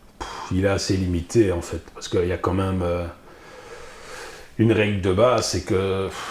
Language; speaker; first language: French; native; French